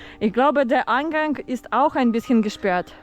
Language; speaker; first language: German; non-native, learner; Ukrainian